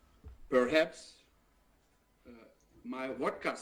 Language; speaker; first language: English; non-native, learner; German